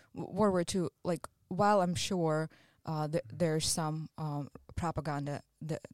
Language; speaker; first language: English; non-native, fluent; Russian